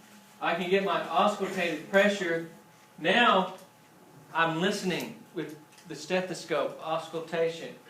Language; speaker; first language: English; native; English